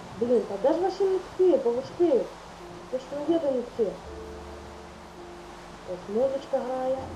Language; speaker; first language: Ukrainian; native; Ukrainian